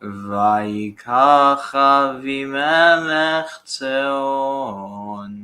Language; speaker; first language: Hebrew; non-native, learner; English